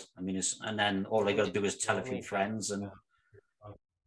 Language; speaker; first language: English; native; English